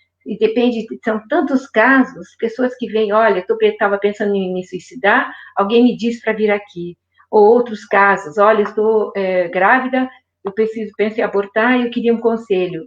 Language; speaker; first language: Portuguese; native; Portuguese